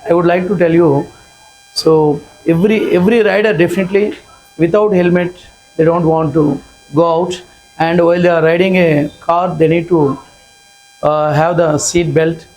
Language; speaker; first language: English; non-native, local second language; Telugu